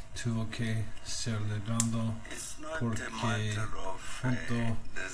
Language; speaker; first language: Spanish; non-native, learner; English